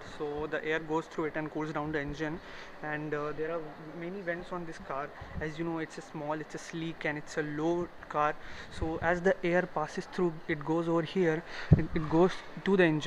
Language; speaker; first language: English; non-native, fluent; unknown